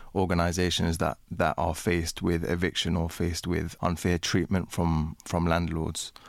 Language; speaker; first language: English; native; English